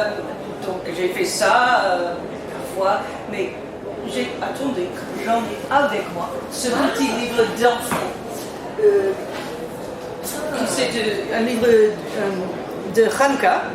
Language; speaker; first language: French; non-native, learner; English